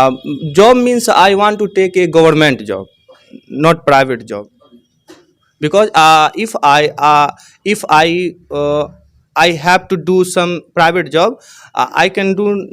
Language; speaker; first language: English; non-native, learner; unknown